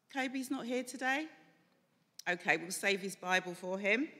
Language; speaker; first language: English; native; English